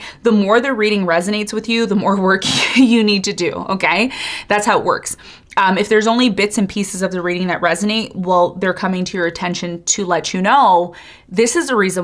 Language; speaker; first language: English; native; English